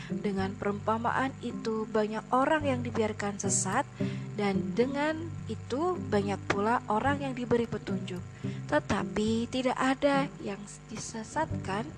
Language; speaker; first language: Indonesian; native; Indonesian